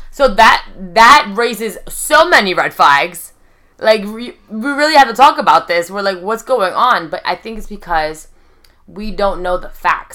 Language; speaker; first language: English; early bilingual, other home language; Spanish